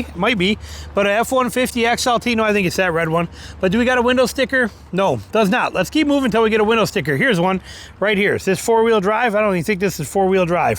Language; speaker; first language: English; native; English